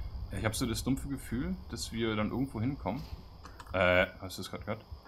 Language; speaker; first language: German; native; German